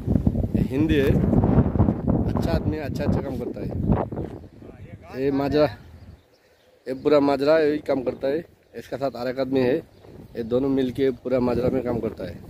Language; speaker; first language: Hindi; non-native, learner; Bangla